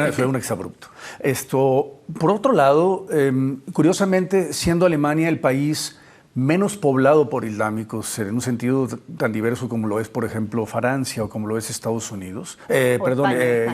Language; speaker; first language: Spanish; native; Spanish